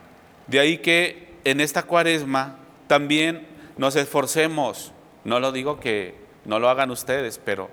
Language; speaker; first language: Spanish; native; Spanish